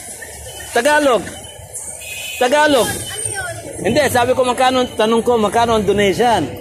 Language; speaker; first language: Filipino; non-native, learner; Arabic